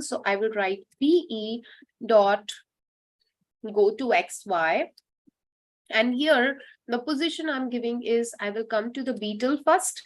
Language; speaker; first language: English; non-native, local second language; Hindi